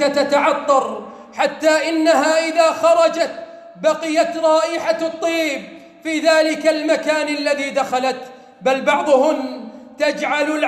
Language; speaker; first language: Arabic; native; Arabic